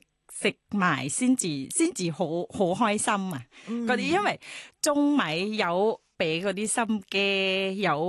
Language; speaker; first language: Cantonese; non-native, fluent; Thai